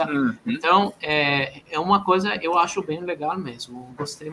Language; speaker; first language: Portuguese; non-native, fluent; Arabic